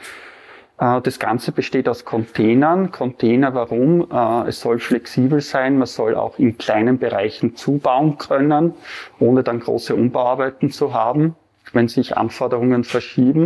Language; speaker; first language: German; native; German